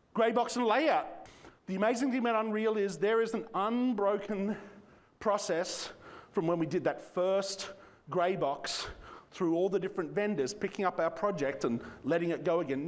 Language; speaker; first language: English; native; English